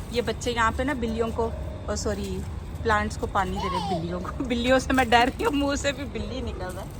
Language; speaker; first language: Urdu; native; Urdu